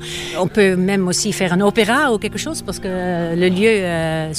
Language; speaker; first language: French; non-native, fluent; Dutch